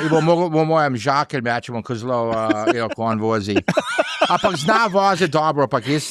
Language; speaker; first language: Slovenian; early bilingual, heritage; English